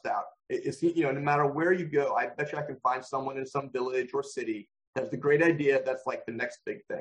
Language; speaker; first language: English; native; English